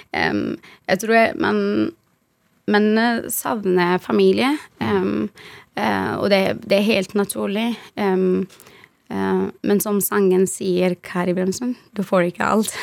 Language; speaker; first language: Norwegian; non-native, fluent; Arabic